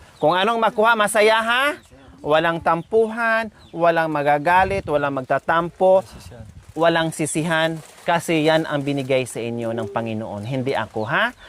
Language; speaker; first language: Filipino; non-native, local second language; Cebuano